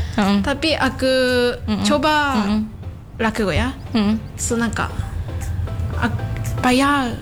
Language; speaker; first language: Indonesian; non-native, learner; Japanese